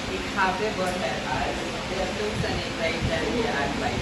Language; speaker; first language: German; non-native, learner; Filipino